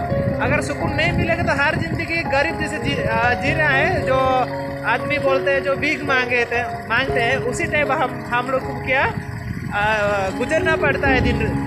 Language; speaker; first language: Hindi; non-native, local second language; Odia